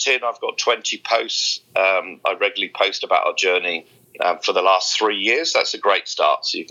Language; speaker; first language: English; native; English